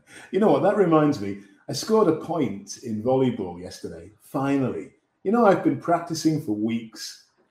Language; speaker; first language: English; native; English